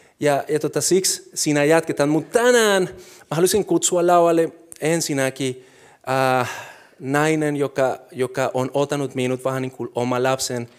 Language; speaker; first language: Finnish; non-native, fluent; Spanish